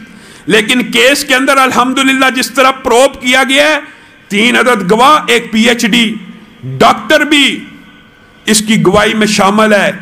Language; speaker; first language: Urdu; non-native, local second language; Punjabi